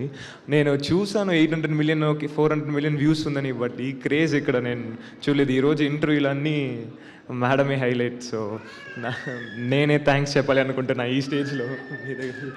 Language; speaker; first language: Telugu; non-native, learner; Tamil